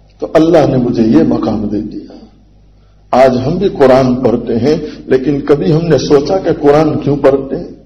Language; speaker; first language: Urdu; non-native, local second language; Gujarati